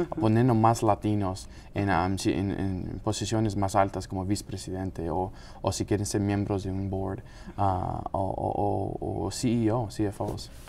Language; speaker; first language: Spanish; non-native, local second language; English